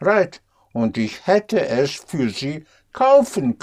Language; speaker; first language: German; non-native, fluent; English